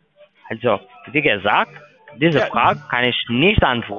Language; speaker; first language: German; non-native, learner; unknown